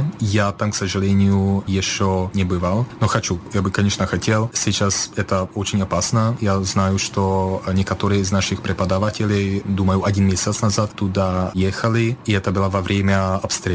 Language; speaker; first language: Russian; non-native, fluent; Czech